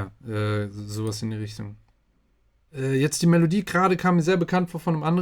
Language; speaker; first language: German; native; German